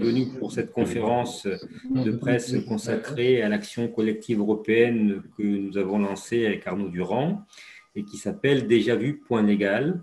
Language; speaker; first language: French; native; French